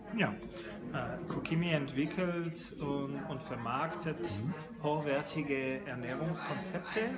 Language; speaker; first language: German; non-native, fluent; French